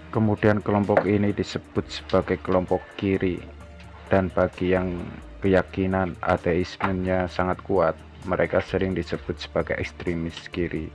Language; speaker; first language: Indonesian; native; Indonesian